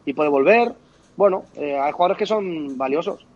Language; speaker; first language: Spanish; native; Spanish